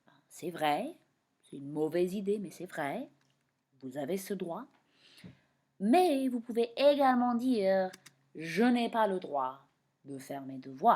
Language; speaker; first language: French; non-native, fluent; English